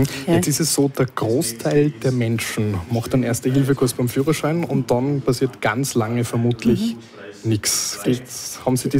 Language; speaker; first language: German; native; German